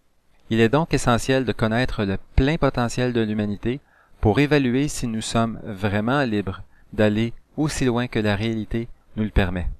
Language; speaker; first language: French; native; French